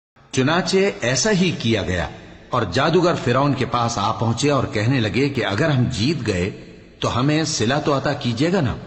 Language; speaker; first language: Urdu; native; Urdu